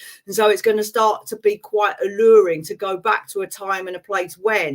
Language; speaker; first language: English; native; English